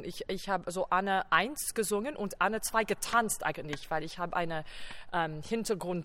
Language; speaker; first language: German; non-native, fluent; English